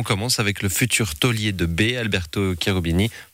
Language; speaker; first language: French; native; French